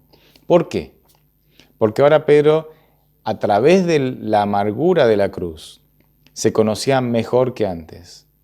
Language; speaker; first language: Spanish; native; Spanish